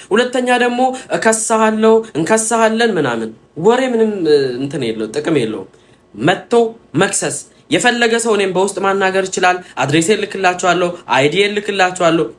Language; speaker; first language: Amharic; non-native, local second language; Oromo